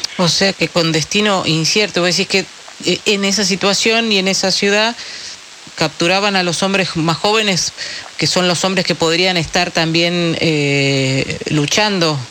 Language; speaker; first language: Spanish; native; Spanish